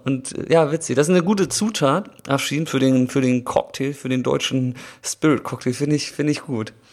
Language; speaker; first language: German; native; German